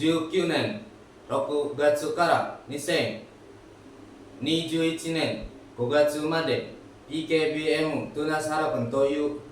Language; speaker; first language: Japanese; non-native, learner; Indonesian